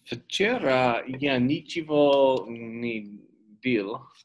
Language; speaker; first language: Russian; non-native, learner; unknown